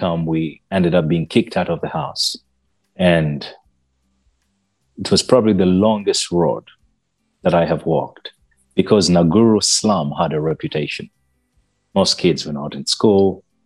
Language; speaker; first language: English; non-native, local second language; Ganda